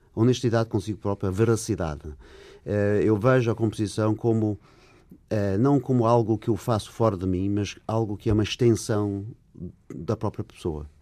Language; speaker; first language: Portuguese; non-native, fluent; English